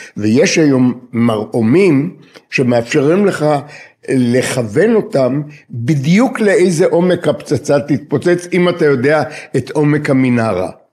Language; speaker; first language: Hebrew; native; Hebrew